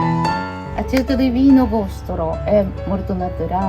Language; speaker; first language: Italian; non-native, fluent; Japanese